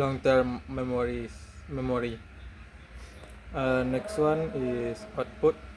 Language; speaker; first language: English; non-native, learner; Indonesian